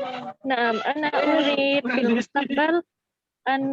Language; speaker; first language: Arabic; non-native, learner; Indonesian